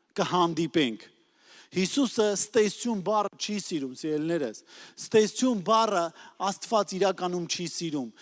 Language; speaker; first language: Armenian; native; Armenian